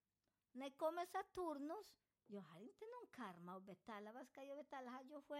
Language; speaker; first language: Swedish; non-native, fluent; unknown